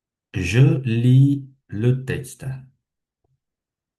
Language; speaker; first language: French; non-native, fluent; Khmer